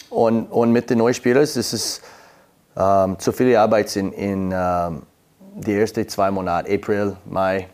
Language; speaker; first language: German; non-native, learner; English